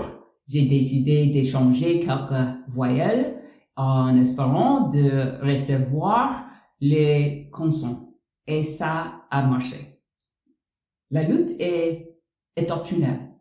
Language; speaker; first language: French; non-native, learner; English